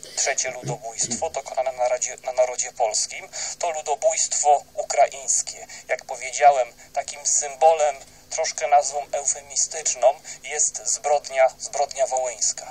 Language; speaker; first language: Polish; native; Polish